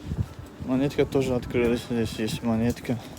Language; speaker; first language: Russian; non-native, fluent; Tajik